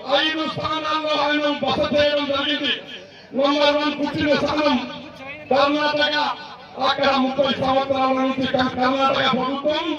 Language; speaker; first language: Telugu; non-native, local second language; Lambadi